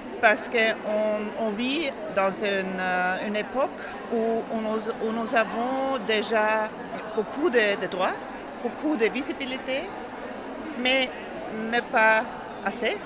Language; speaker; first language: French; non-native, learner; German